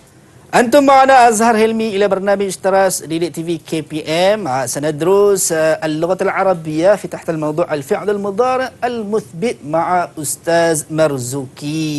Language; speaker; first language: Arabic; non-native, learner; Malay